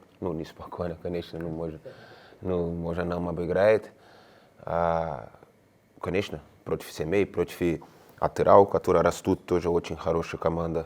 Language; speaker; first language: Russian; non-native, learner; Spanish